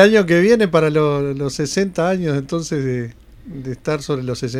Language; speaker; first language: Spanish; native; Spanish